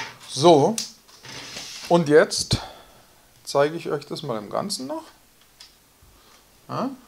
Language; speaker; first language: German; native; German